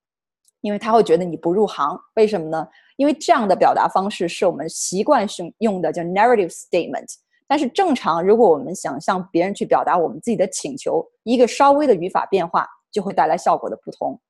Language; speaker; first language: Chinese; native; Chinese